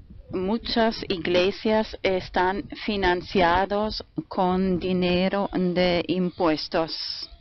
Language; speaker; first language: Spanish; non-native, fluent; German